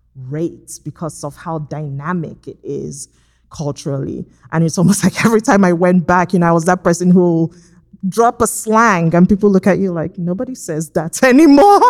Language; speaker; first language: English; non-native, local second language; Igbo